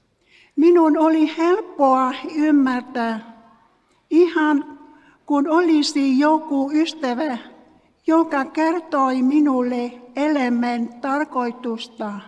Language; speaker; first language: Finnish; non-native, learner; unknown